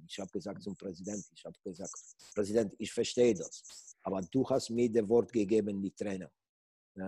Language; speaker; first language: German; non-native, fluent; Polish